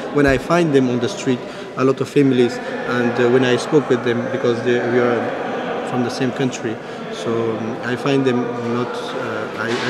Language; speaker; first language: English; non-native, fluent; Persian